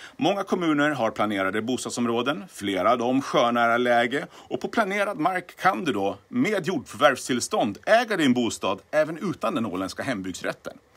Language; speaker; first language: Swedish; native; Swedish